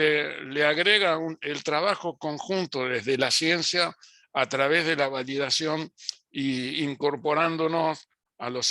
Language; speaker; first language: Spanish; native; Spanish